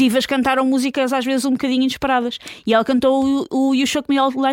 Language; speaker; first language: Portuguese; native; Portuguese